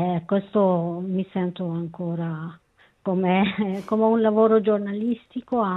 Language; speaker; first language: Italian; non-native, learner; Kurdish